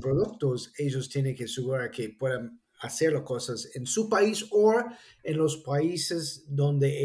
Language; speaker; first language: Spanish; non-native, fluent; English